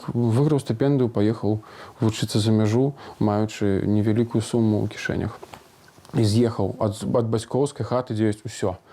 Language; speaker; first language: Belarusian; non-native, local second language; Russian